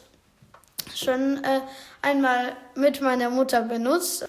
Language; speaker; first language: German; non-native, learner; Ukrainian